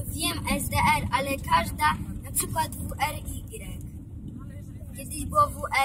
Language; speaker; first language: Polish; native; Polish